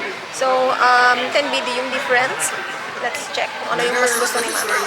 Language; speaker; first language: Filipino; native; Filipino